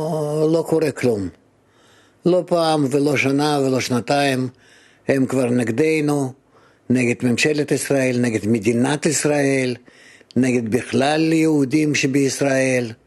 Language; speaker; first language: Hebrew; non-native, fluent; Russian